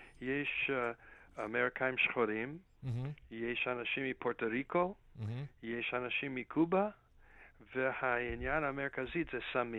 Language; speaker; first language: Hebrew; non-native, fluent; English